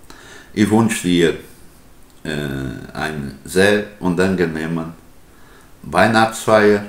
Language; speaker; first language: German; non-native, learner; Portuguese